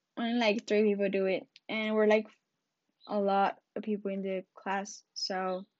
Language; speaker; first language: English; early bilingual, other home language; Spanish